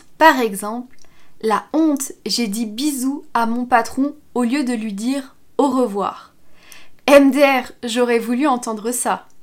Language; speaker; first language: French; native; French